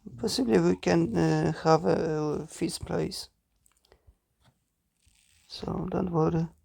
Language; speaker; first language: English; non-native, learner; Polish